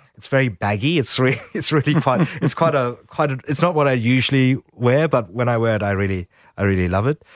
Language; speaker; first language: English; native; English